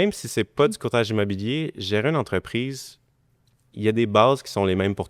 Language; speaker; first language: French; native; French